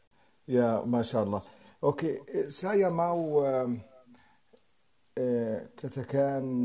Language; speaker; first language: Indonesian; non-native, learner; Arabic